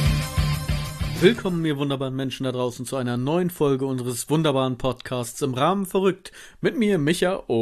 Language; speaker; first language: German; native; German